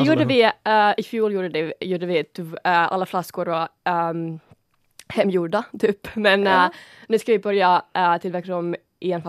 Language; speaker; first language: Swedish; non-native, local second language; Finnish